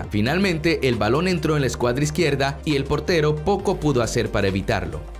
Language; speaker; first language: Spanish; native; Spanish